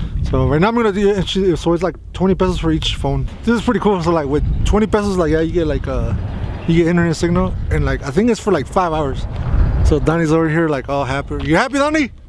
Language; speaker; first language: English; early bilingual, other home language; Spanish